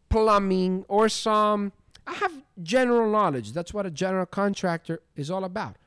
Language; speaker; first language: English; non-native, fluent; Greek